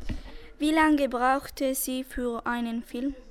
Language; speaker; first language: German; non-native, learner; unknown